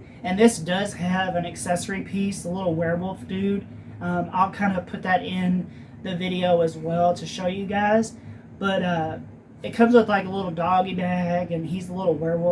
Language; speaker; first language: English; native; English